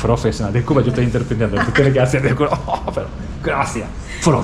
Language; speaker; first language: Spanish; non-native, learner; Japanese